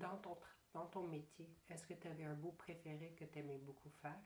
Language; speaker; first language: French; native; French